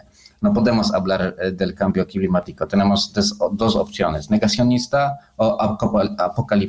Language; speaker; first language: Spanish; non-native, learner; Polish